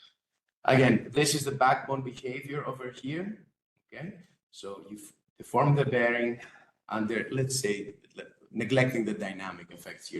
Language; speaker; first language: English; non-native, fluent; Greek